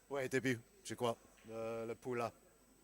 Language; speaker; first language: French; non-native, learner; English